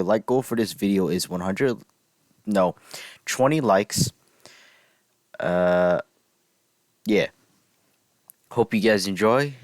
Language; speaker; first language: English; native; English